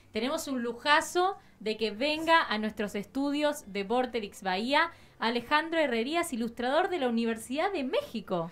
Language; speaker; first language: Spanish; native; Spanish